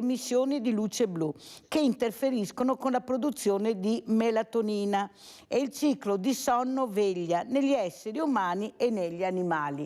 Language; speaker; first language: Italian; native; Italian